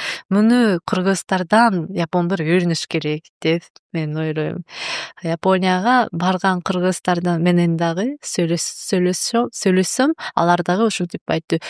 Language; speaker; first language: Kyrgyz; non-native, learner; Japanese